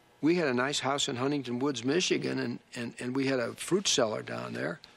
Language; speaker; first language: English; native; English